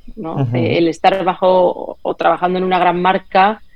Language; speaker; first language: Spanish; native; Spanish